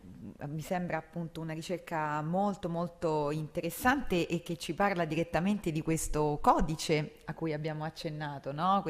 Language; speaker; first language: Italian; native; Italian